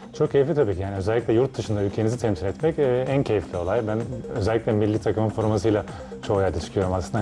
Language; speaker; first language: Turkish; early bilingual, heritage; Turkish